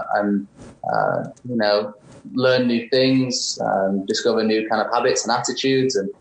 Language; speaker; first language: English; native; English